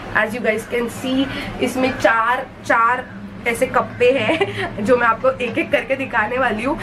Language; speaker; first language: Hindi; non-native, local second language; Marathi